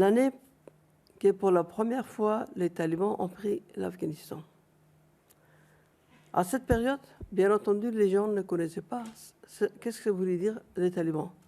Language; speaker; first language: French; non-native, fluent; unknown